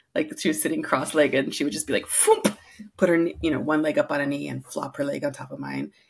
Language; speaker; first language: English; native; English